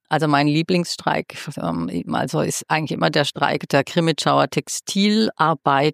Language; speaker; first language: German; native; German